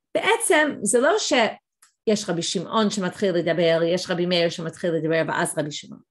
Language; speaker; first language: Hebrew; non-native, fluent; English